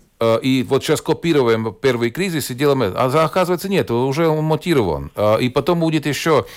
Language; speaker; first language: Russian; non-native, local second language; Latvian